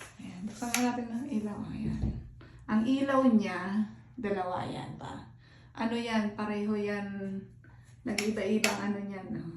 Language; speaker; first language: Filipino; native; Filipino